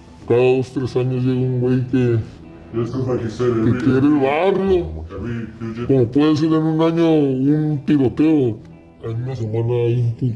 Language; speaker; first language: Spanish; native; Spanish